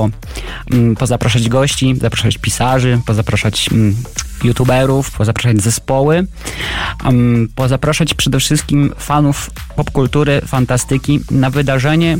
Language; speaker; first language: Polish; native; Polish